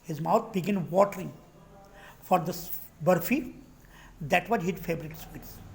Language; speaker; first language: English; non-native, local second language; Hindi